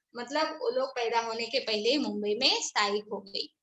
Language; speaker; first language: Hindi; non-native, local second language; Marathi